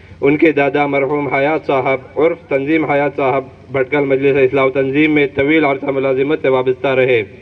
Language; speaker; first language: Urdu; non-native, local second language; Konkani